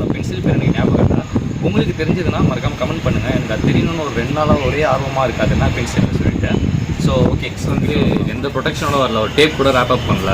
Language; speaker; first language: Tamil; native; Tamil